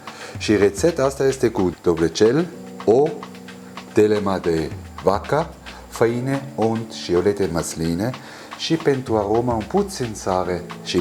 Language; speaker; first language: Romanian; non-native, learner; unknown